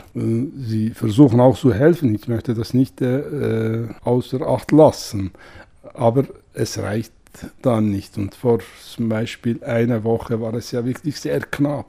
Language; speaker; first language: German; non-native, fluent; Kurdish